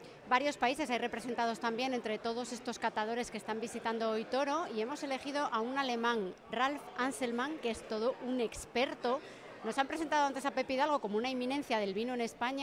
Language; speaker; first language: Spanish; native; Spanish